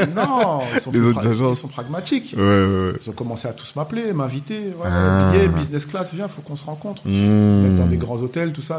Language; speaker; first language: French; native; French